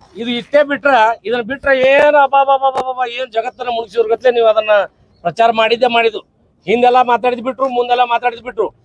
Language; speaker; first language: Kannada; native; Kannada